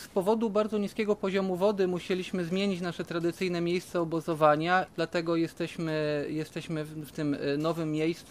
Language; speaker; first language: Polish; native; Polish